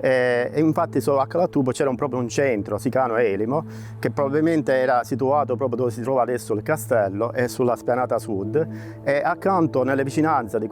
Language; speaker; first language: Italian; native; Italian